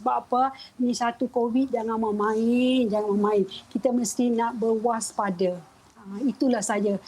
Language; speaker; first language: Malay; non-native, local second language; Chinese